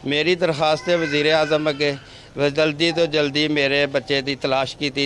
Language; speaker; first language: Hindi; non-native, local second language; Punjabi